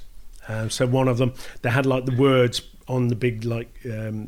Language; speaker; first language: English; native; English